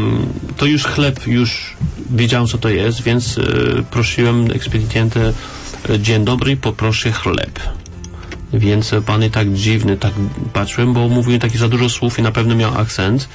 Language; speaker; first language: Polish; non-native, learner; French